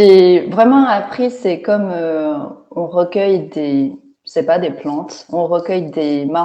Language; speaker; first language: French; non-native, fluent; Chinese